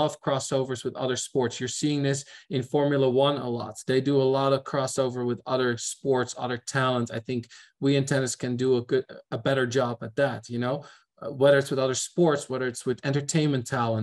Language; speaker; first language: English; non-native, fluent; Dutch